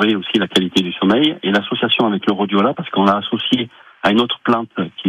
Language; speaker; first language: French; native; French